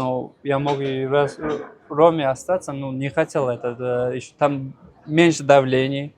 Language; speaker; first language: Russian; non-native, local second language; Uzbek